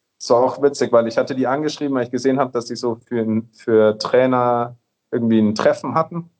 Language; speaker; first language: German; native; German